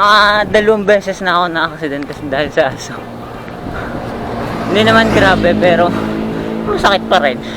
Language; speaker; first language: Filipino; native; Filipino